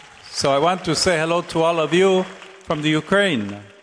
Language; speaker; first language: English; native; English